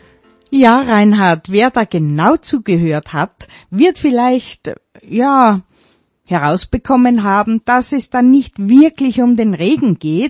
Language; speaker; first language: German; native; German